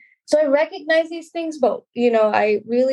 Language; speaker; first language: English; native; English